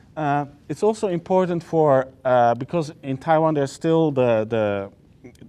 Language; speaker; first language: English; non-native, fluent; Dutch